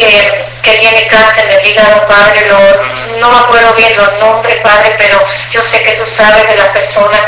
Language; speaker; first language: Spanish; native; Spanish